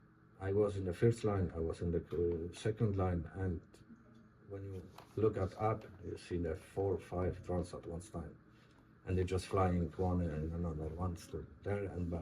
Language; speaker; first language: English; non-native, learner; Polish